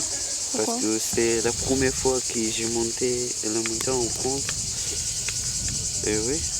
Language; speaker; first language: French; non-native, learner; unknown